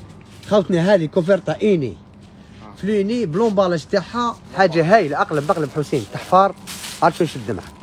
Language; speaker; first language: Arabic; native; Arabic